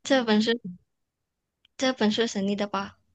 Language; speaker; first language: Chinese; non-native, learner; Indonesian